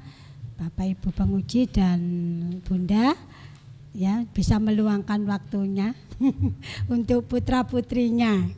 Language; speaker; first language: Indonesian; native; Indonesian